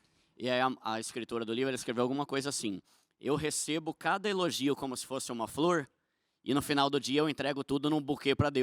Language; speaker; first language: Portuguese; native; Portuguese